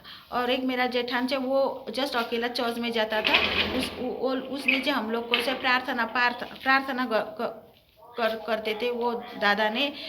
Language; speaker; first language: Hindi; early bilingual, heritage; Hindi